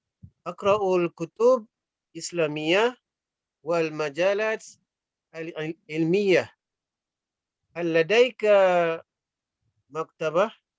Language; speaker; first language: Arabic; non-native, learner; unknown